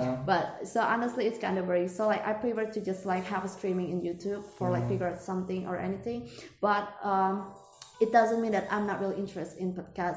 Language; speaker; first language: English; non-native, learner; Indonesian